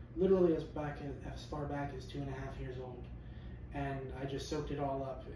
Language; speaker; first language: English; native; English